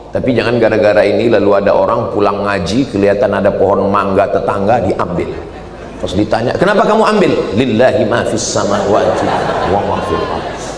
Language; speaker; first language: Indonesian; native; Indonesian